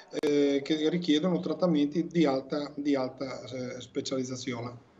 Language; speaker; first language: Italian; native; Italian